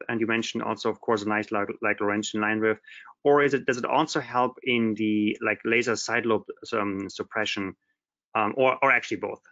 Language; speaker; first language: English; non-native, fluent; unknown